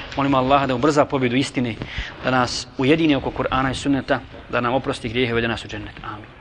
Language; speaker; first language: Bosnian; native; Bosnian